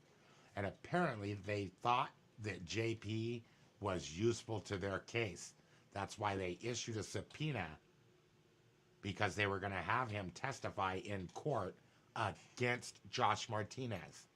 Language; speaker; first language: English; native; English